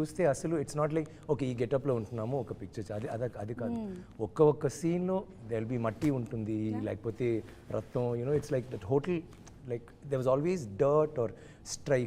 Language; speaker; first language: Telugu; non-native, learner; Tamil